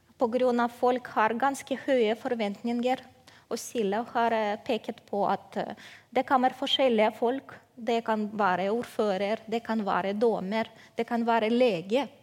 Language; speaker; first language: Norwegian; non-native, fluent; Ukrainian